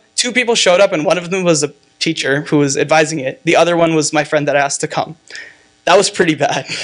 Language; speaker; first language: English; native; English